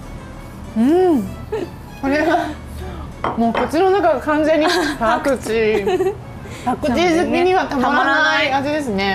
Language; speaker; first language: Japanese; native; Japanese